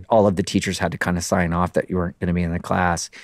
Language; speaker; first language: English; native; English